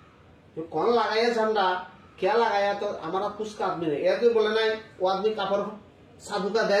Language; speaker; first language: Hindi; non-native, learner; Bangla